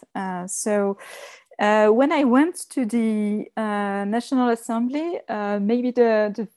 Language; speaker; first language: English; non-native, learner; French